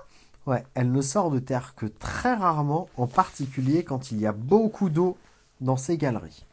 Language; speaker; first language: French; native; French